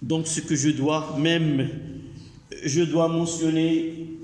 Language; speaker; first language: French; non-native, local second language; Arabic